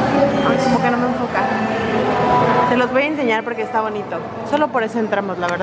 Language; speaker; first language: Spanish; native; Spanish